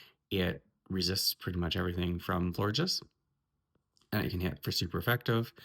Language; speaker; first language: English; native; English